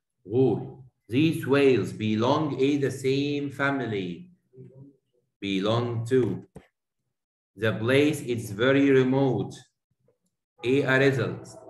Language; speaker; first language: English; non-native, fluent; Arabic